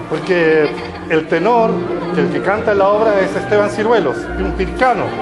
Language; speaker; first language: Spanish; native; Spanish